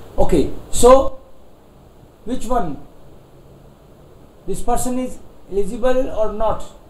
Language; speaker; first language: English; non-native, local second language; Hindi